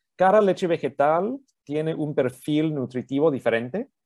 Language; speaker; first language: Spanish; early bilingual, heritage; Spanish